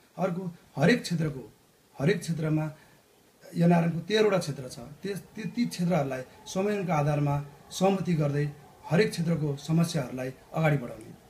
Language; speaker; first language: Nepali; native; Nepali